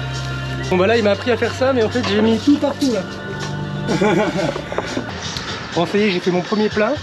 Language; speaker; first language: French; native; French